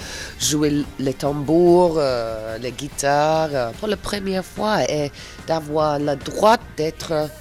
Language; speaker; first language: French; non-native, fluent; English